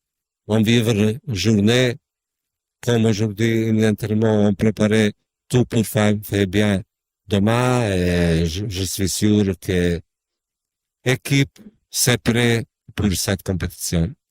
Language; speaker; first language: French; non-native, learner; Bosnian